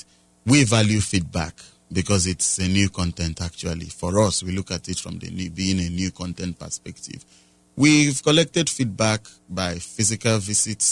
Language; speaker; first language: English; non-native, local second language; Igbo